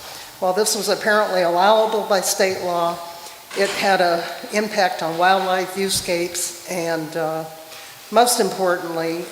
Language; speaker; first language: English; native; English